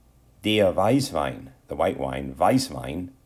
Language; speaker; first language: German; non-native, fluent; English